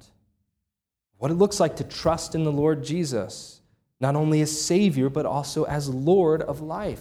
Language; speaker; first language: English; native; English